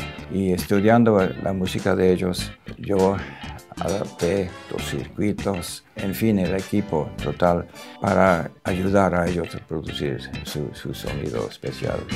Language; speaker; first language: Spanish; non-native, local second language; English